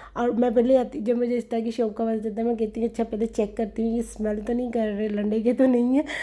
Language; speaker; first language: Urdu; native; Urdu